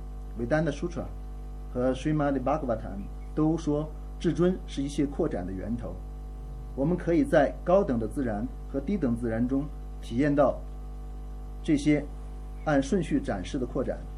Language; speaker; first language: Chinese; native; Chinese